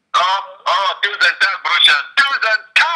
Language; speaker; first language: Swedish; non-native, fluent; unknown